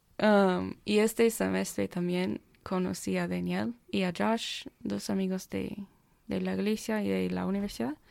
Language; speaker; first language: Spanish; non-native, fluent; English